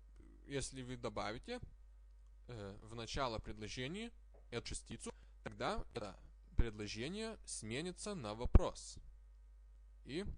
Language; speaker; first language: Russian; non-native, fluent; Lithuanian